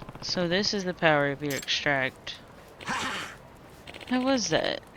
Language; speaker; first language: English; native; English